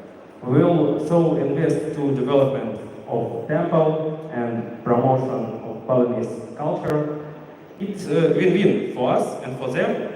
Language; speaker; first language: English; non-native, learner; Russian